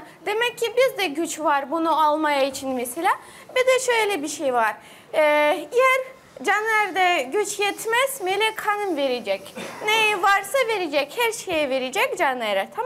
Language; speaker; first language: Turkish; non-native, learner; Russian